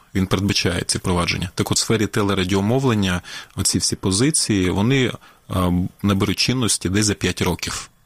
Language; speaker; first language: Ukrainian; non-native, local second language; Russian